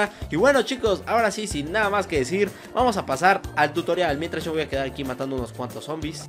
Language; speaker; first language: Spanish; native; Spanish